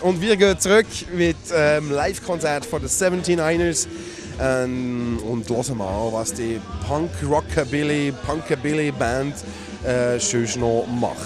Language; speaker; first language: German; native; German